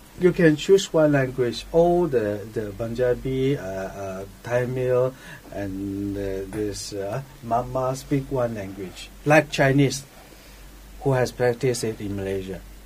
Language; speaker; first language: English; non-native, local second language; Chinese